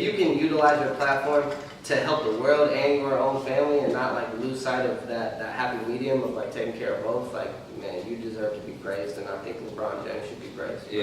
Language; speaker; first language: English; native; English